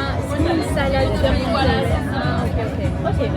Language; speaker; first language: French; non-native, learner; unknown